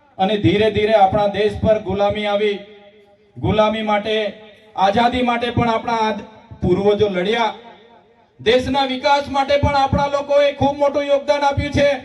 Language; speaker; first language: Gujarati; non-native, local second language; Vasavi